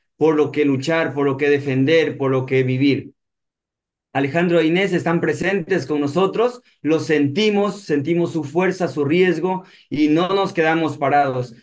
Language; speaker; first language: Spanish; native; Spanish